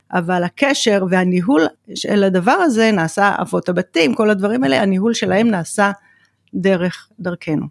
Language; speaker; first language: Hebrew; native; Hebrew